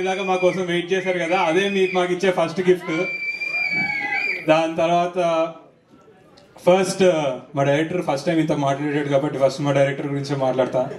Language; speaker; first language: Telugu; native; Telugu